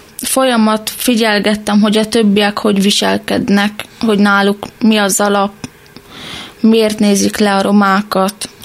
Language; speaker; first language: Hungarian; native; Hungarian